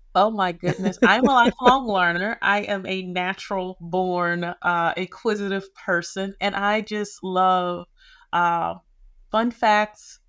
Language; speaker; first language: English; native; English